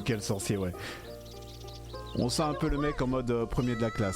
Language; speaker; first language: French; native; French